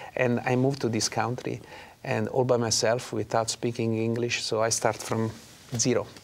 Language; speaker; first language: English; non-native, fluent; Italian